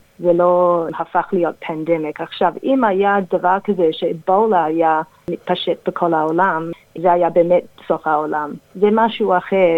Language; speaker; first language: Hebrew; non-native, fluent; English